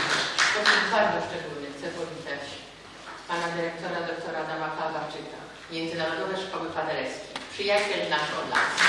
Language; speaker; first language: Polish; native; Polish